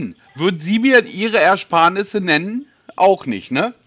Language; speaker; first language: German; native; German